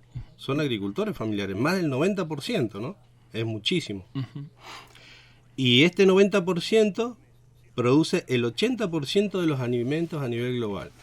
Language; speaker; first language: Spanish; native; Spanish